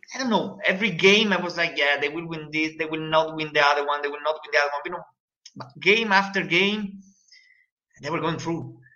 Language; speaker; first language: English; non-native, fluent; Italian